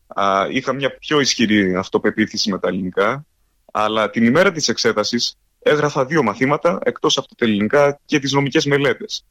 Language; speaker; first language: Greek; early bilingual, heritage; Greek